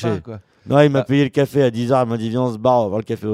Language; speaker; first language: French; native; French